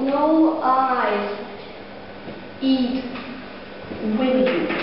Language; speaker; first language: English; non-native, learner; Czech